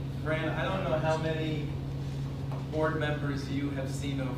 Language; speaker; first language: English; native; English